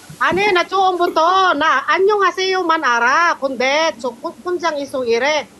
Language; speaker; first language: Korean; non-native, learner; Filipino